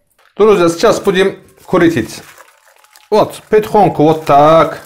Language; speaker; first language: Russian; non-native, learner; Turkish